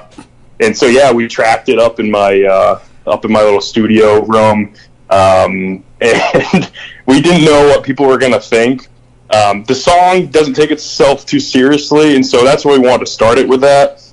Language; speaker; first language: English; native; English